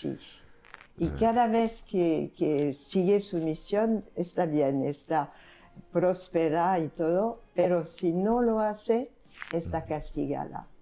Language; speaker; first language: Spanish; non-native, fluent; French